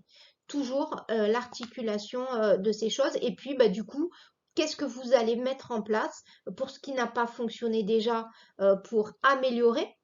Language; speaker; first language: French; native; French